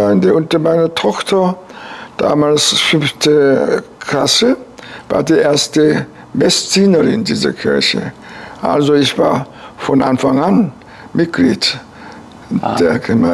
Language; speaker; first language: German; non-native, fluent; Korean